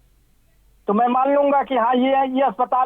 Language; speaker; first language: Hindi; native; Hindi